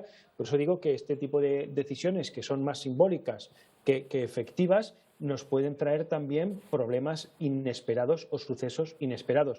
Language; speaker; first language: Spanish; native; Spanish